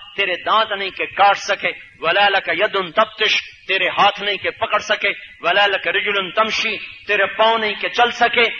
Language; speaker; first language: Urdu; native; Urdu